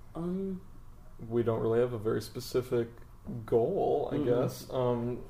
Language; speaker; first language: English; native; English